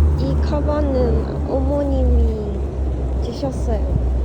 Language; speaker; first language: Korean; non-native, learner; Japanese